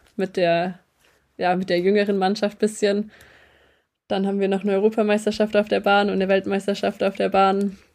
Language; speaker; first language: German; native; German